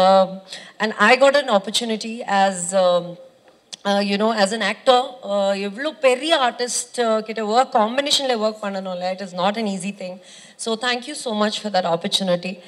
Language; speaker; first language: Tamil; non-native, learner; Kannada